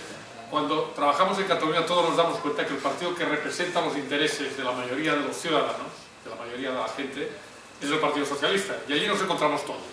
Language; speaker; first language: Spanish; native; Spanish